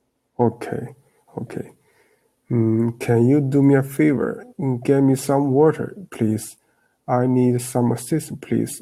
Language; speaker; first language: English; non-native, learner; Chinese